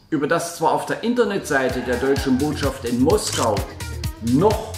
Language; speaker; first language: German; native; German